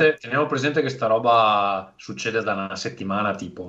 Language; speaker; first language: Italian; native; Italian